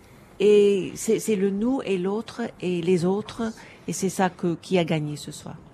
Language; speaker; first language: French; non-native, fluent; English